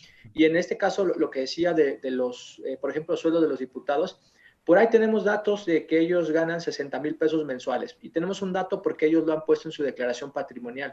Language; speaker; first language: Spanish; native; Spanish